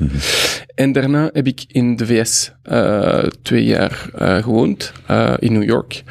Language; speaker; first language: Dutch; non-native, local second language; French